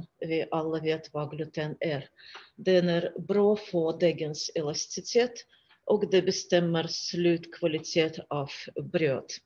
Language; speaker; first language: Swedish; non-native, fluent; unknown